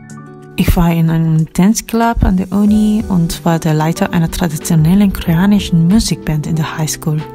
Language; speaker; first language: German; non-native, fluent; Korean